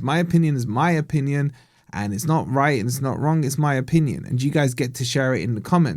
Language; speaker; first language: English; native; English